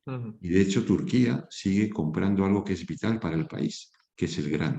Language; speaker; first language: Spanish; native; Spanish